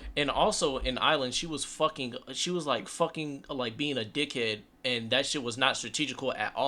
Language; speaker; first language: English; native; English